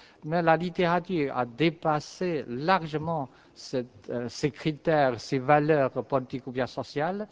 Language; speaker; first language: French; non-native, fluent; Chinese